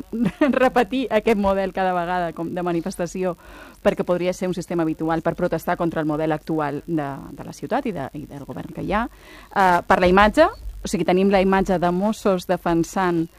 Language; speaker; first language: Catalan; native; Catalan